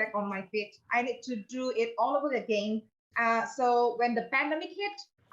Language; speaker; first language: English; non-native, fluent; Indonesian